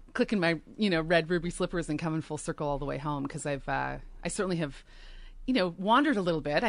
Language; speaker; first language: English; native; English